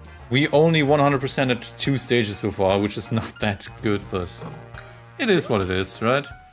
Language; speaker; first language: English; non-native, fluent; German